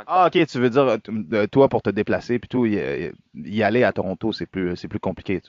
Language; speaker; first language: French; native; French